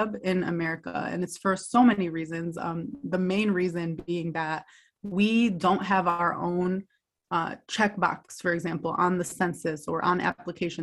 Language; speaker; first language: English; native; English